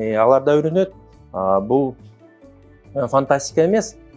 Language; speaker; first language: Kyrgyz; non-native, local second language; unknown